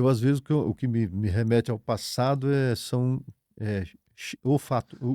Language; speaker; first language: Portuguese; native; Portuguese